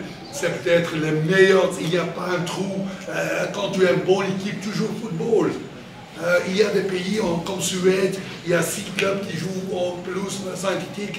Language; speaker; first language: French; non-native, learner; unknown